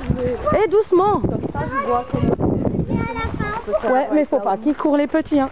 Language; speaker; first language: French; native; French